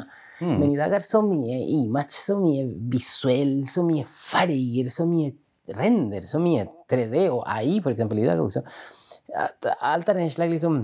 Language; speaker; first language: Norwegian; non-native, fluent; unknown